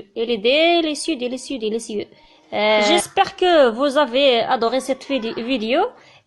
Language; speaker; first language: French; non-native, learner; Tachelhit